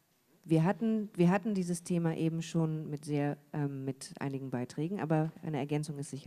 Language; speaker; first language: German; native; German